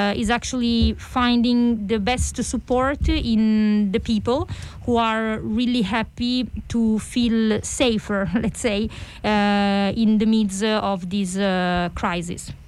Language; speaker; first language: English; non-native, fluent; Italian